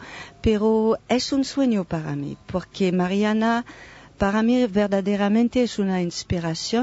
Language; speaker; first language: Spanish; non-native, fluent; French